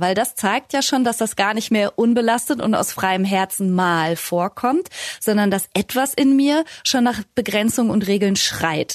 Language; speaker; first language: German; native; German